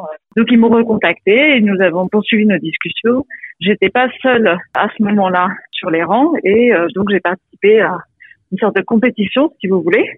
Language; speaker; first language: French; native; French